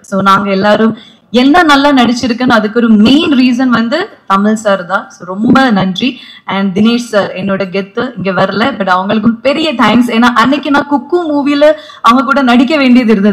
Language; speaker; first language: Tamil; non-native, fluent; Malayalam